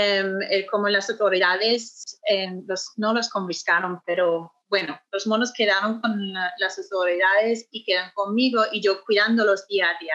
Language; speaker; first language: Spanish; non-native, fluent; English